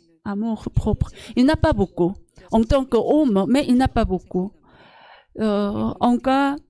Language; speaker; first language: French; non-native, learner; Korean